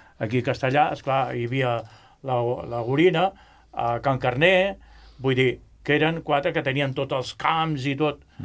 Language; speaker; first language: Catalan; non-native, local second language; Spanish